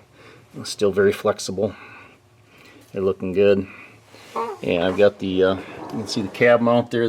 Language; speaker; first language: English; native; English